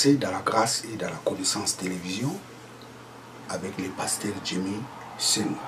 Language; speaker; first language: French; non-native, local second language; Lingala